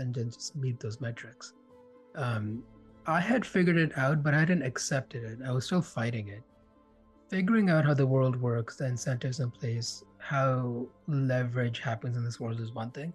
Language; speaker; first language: English; non-native, local second language; Hindi